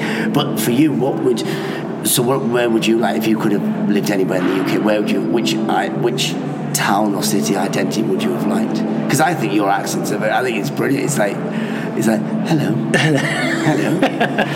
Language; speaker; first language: English; non-native, local second language; Persian